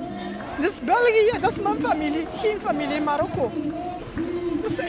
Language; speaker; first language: Dutch; non-native, learner; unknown